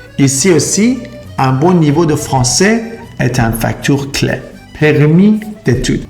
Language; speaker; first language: French; non-native, fluent; Persian